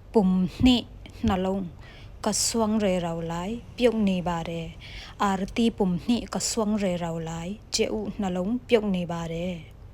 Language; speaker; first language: Burmese; non-native, local second language; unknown